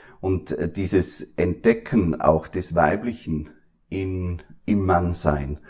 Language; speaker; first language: German; native; German